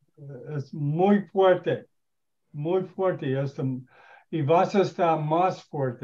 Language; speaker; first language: Spanish; non-native, learner; English